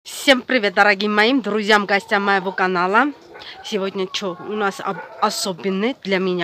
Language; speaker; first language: Russian; non-native, fluent; Armenian